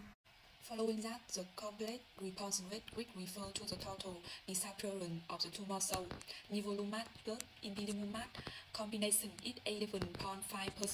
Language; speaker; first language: English; non-native, learner; Vietnamese